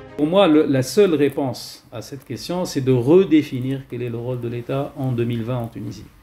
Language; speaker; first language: French; non-native, local second language; Arabic